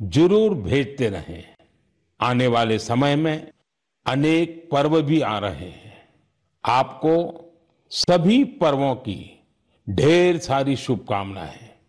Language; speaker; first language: Hindi; non-native, local second language; Gujarati